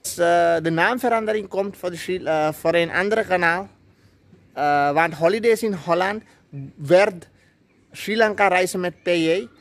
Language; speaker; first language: Dutch; non-native, learner; Sinhala